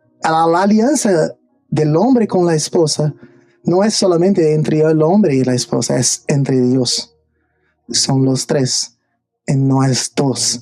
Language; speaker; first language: Spanish; non-native, fluent; Portuguese